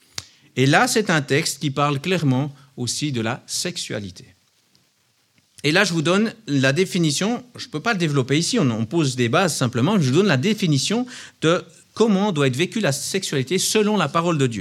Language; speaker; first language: French; native; French